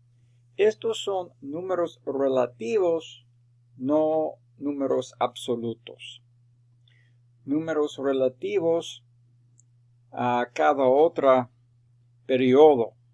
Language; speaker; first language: Spanish; non-native, fluent; English